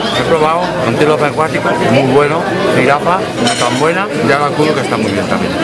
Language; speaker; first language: Spanish; native; Spanish